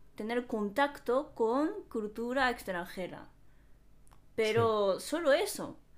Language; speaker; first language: Spanish; non-native, fluent; Japanese